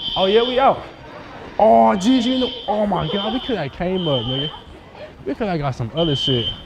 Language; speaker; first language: English; native; English